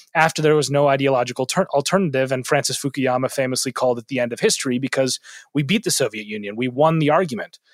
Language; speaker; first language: English; native; English